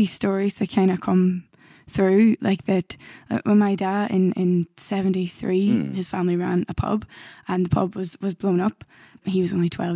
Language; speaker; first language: English; native; English